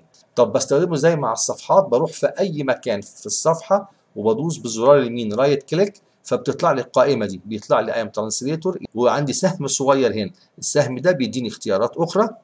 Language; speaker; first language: Arabic; native; Arabic